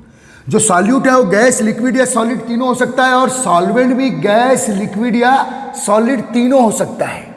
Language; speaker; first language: Hindi; native; Hindi